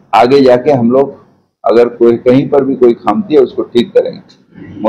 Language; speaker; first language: Hindi; non-native, local second language; Bangla